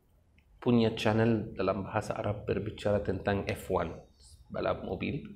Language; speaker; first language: Indonesian; non-native, fluent; Arabic